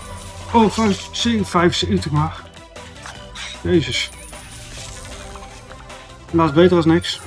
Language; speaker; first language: Dutch; native; Dutch